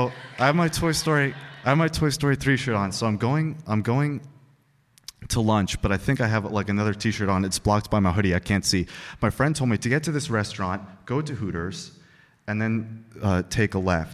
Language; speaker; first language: English; native; English